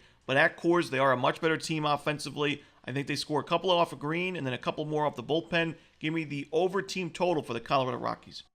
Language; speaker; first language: English; native; English